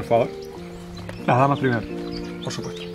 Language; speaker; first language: Spanish; native; Spanish